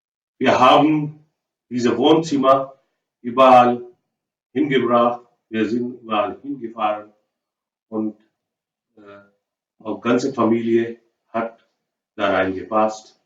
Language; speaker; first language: German; non-native, learner; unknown